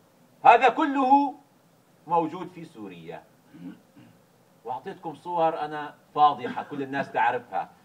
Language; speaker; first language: Arabic; native; Arabic